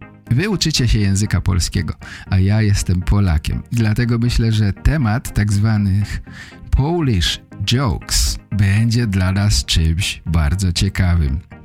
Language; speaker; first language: Polish; native; Polish